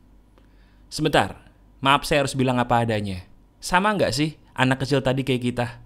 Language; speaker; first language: Indonesian; native; Indonesian